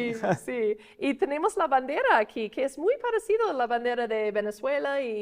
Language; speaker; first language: Spanish; non-native, fluent; English